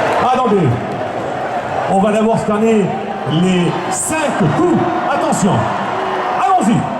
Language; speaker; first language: French; native; French